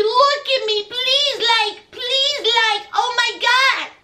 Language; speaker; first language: English; native; English